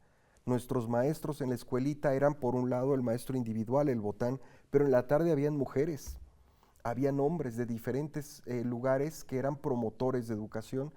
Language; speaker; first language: Spanish; native; Spanish